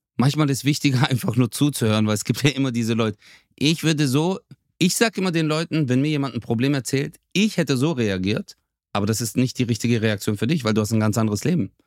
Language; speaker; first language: German; early bilingual, other home language; Turkish